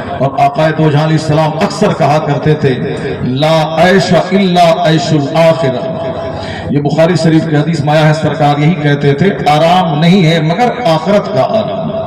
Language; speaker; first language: Urdu; native; Urdu